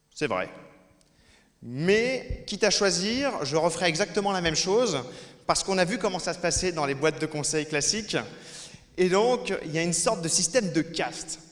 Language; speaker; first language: French; native; French